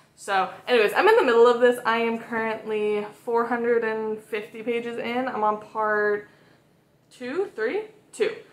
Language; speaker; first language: English; native; English